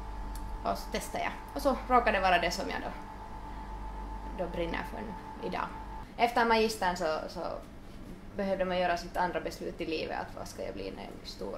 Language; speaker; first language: Swedish; non-native, local second language; Finnish